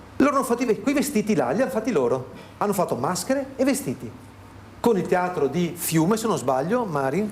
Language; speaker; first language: Italian; native; Italian